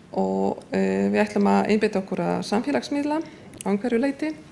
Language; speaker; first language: Icelandic; non-native, fluent; Polish